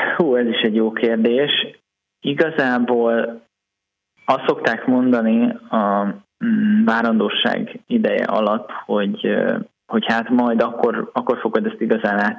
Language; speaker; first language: Hungarian; native; Hungarian